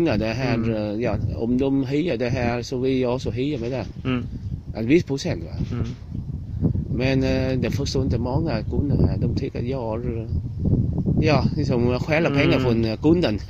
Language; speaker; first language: Swedish; non-native, learner; Vietnamese